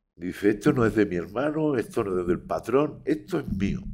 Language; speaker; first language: Spanish; native; Spanish